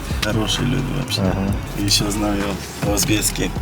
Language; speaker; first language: Russian; non-native, local second language; Romanian